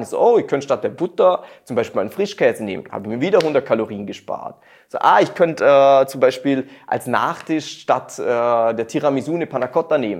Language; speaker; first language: German; native; German